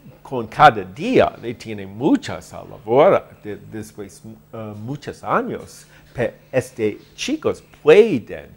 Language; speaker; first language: Spanish; non-native, learner; English